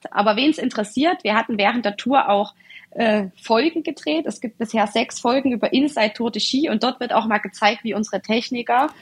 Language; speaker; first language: German; native; German